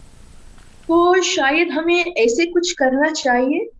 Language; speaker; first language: Hindi; non-native, fluent; English